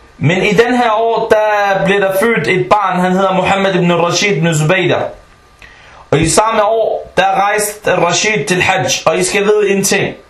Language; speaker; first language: Danish; early bilingual, other home language; Arabic